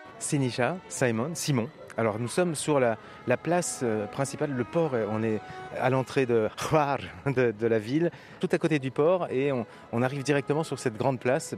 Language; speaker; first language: French; native; French